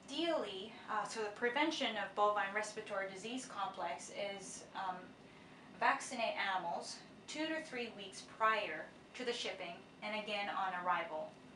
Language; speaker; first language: English; non-native, fluent; Japanese